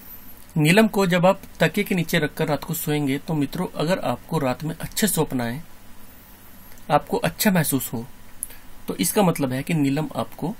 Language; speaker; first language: Hindi; native; Hindi